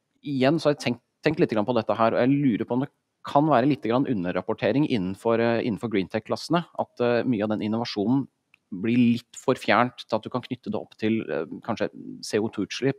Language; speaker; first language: Norwegian; native; Norwegian